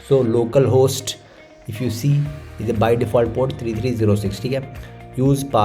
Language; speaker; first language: English; non-native, local second language; Hindi